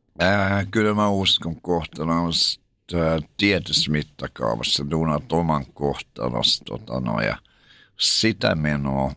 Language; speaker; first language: Finnish; native; Finnish